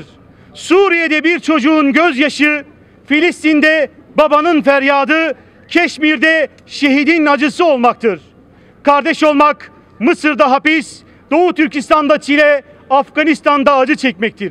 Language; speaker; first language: Turkish; native; Turkish